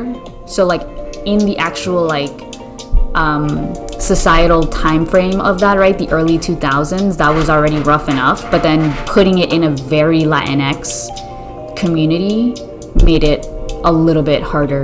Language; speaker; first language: English; early bilingual, other home language; Spanish